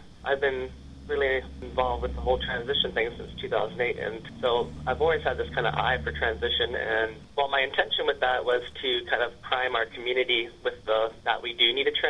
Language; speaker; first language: English; native; English